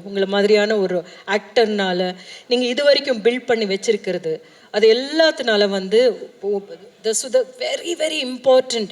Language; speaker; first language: Tamil; native; Tamil